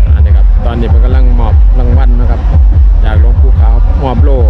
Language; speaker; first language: Thai; non-native, local second language; Northeastern Thai